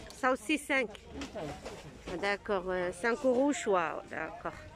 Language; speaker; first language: French; non-native, learner; Arabic